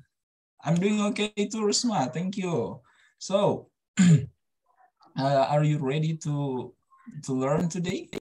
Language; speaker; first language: English; non-native, fluent; Indonesian